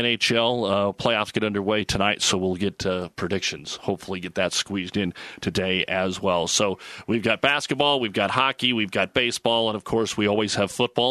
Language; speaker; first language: English; native; English